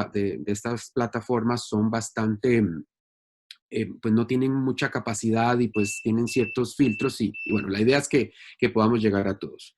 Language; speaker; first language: Spanish; native; Spanish